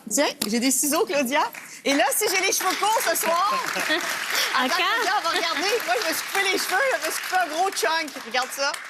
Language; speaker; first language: French; native; French